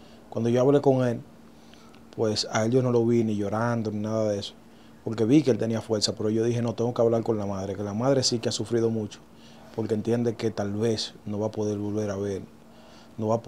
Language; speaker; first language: Spanish; native; Spanish